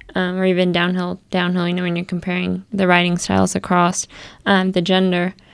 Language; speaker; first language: English; early bilingual, other home language; Spanish